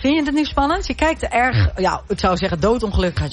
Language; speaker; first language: Dutch; native; Dutch